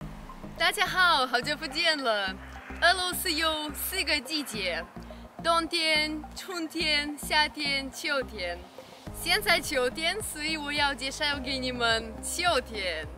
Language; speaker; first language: Chinese; non-native, fluent; Russian